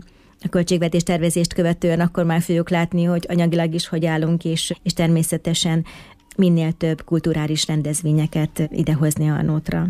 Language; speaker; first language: Hungarian; native; Hungarian